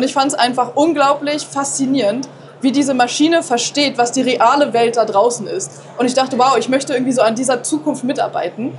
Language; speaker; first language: German; native; German